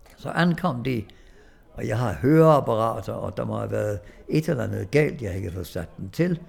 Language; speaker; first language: Danish; early bilingual, other home language; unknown